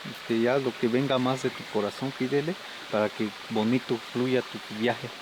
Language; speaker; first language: Spanish; native; Spanish